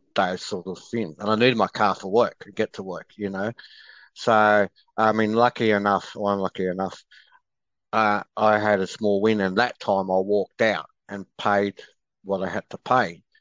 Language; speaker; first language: English; native; English